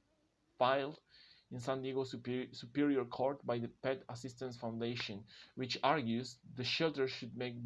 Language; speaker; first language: English; non-native, fluent; Spanish